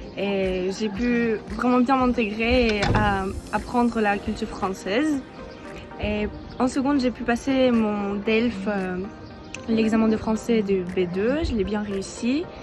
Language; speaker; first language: French; non-native, fluent; Ukrainian